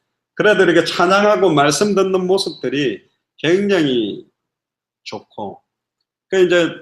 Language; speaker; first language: Korean; native; Korean